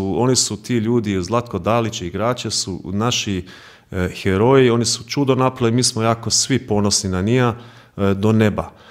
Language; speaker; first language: Croatian; early bilingual, heritage; Croatian